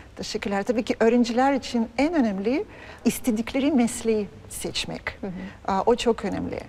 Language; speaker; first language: Turkish; non-native, fluent; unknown